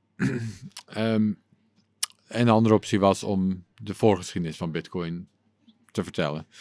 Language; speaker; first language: Dutch; non-native, local second language; English